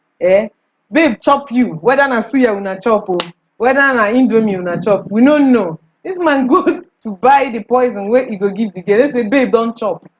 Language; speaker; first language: Nigerian Pidgin; non-native, local second language; Igbo